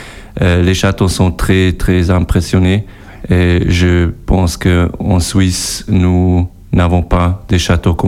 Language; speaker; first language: French; non-native, local second language; German